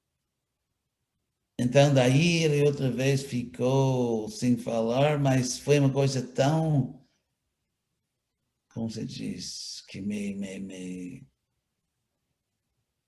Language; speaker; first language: Portuguese; non-native, fluent; English